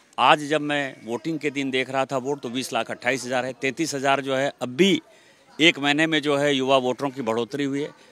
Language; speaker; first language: Hindi; native; Hindi